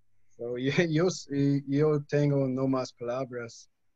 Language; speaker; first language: Spanish; non-native, learner; English